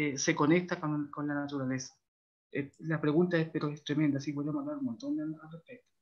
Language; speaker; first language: Spanish; native; Spanish